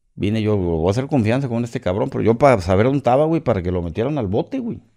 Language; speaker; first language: Spanish; native; Spanish